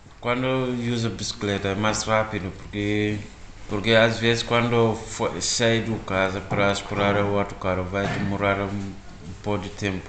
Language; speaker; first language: Portuguese; non-native, learner; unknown